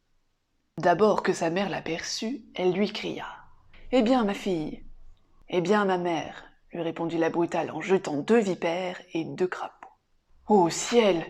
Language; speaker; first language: French; native; French